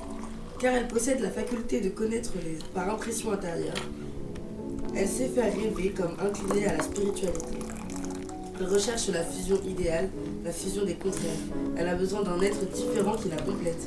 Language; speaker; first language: French; native; French